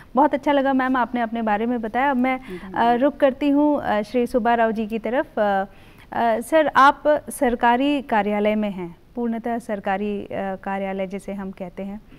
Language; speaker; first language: Hindi; native; Hindi